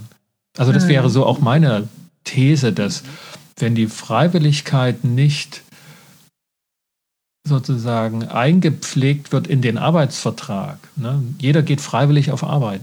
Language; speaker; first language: German; native; German